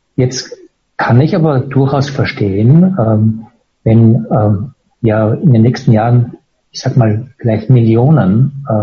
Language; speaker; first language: German; native; German